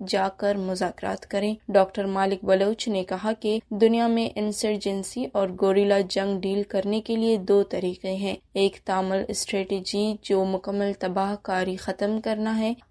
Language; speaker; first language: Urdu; non-native, local second language; Baluchi